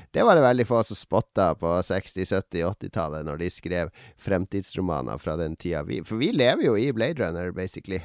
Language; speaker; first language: Norwegian; native; Norwegian